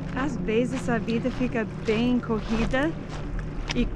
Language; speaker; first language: Portuguese; non-native, fluent; English